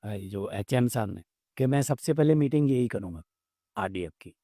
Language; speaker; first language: Hindi; non-native, local second language; Punjabi